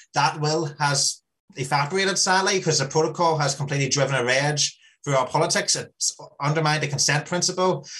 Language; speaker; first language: English; native; English